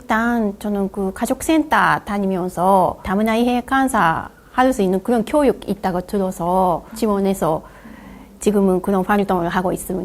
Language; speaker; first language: Korean; non-native, learner; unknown